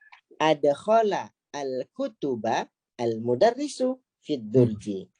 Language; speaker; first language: Arabic; non-native, fluent; Indonesian